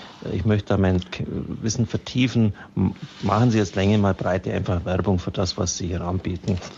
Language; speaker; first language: German; native; German